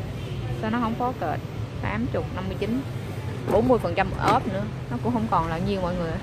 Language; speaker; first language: Vietnamese; native; Vietnamese